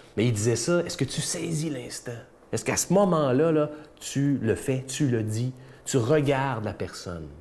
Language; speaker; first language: French; native; French